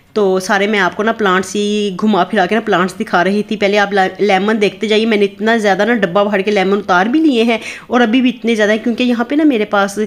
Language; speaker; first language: Urdu; native; Urdu